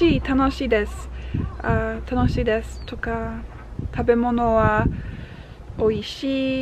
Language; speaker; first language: Japanese; non-native, learner; English